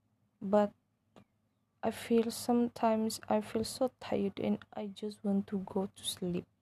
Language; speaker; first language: English; non-native, local second language; Malay